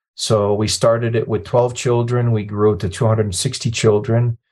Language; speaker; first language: English; early bilingual, other home language; Arabic